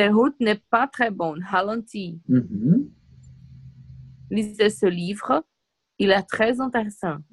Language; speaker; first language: French; non-native, learner; Portuguese